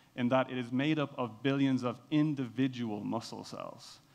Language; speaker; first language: English; native; English